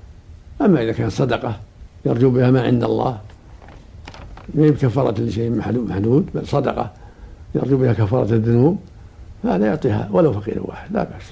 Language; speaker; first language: Arabic; native; Arabic